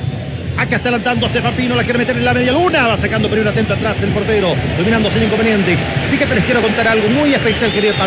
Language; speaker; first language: Spanish; native; Spanish